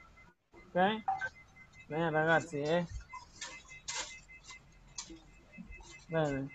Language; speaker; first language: Italian; non-native, fluent; Spanish